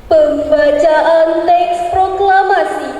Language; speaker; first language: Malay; non-native, local second language; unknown